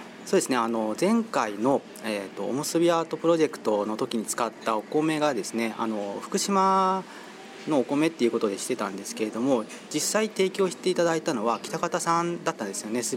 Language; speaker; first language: Japanese; native; Japanese